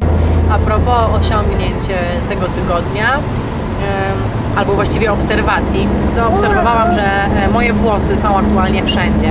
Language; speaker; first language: Polish; native; Polish